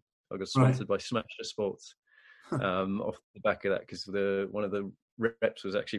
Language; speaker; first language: English; native; English